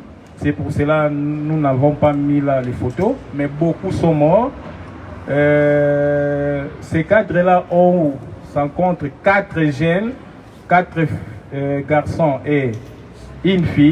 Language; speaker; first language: French; non-native, fluent; Portuguese